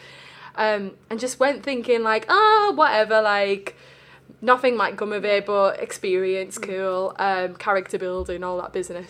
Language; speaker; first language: English; native; English